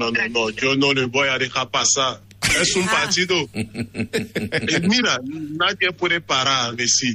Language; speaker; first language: Spanish; non-native, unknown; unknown